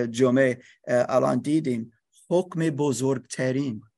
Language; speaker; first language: Persian; non-native, learner; English